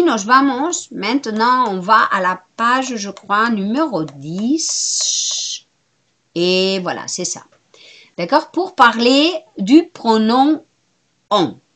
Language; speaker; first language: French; non-native, fluent; Spanish